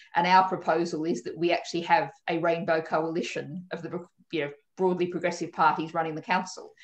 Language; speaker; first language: English; native; English